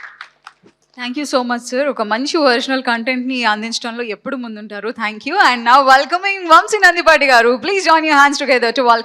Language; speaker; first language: Telugu; native; Telugu